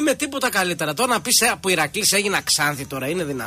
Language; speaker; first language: Greek; native; Greek